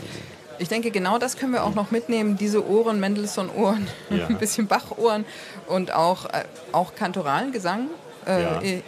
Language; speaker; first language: German; native; German